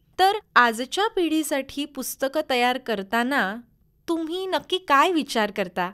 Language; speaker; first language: Marathi; native; Marathi